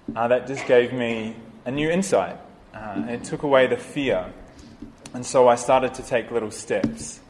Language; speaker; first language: English; native; English